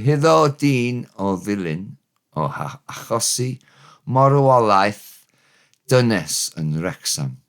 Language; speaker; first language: Welsh; non-native, learner; English